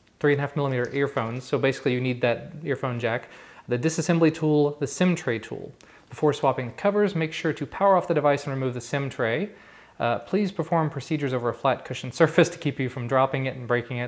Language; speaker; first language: English; native; English